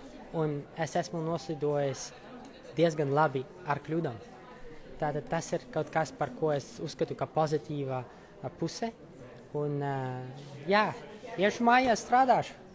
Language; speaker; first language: Latvian; non-native, local second language; Russian